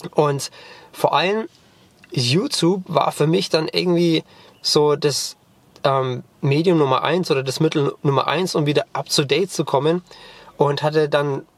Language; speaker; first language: German; native; German